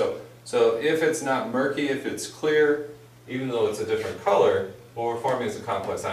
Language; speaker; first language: English; native; English